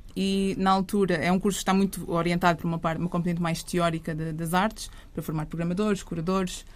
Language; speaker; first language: Portuguese; native; Portuguese